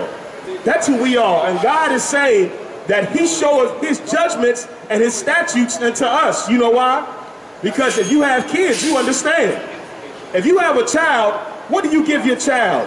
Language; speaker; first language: English; native; English